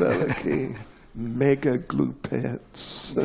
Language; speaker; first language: Russian; non-native, learner; English